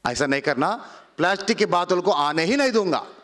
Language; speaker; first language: Hindi; non-native, local second language; Telugu